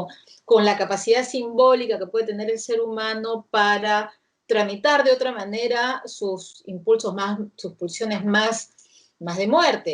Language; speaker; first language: Spanish; native; Spanish